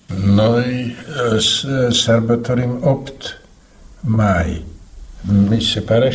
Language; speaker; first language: Romanian; non-native, fluent; Slovak